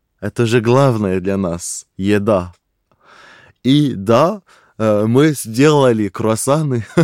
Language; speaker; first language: Russian; non-native, fluent; French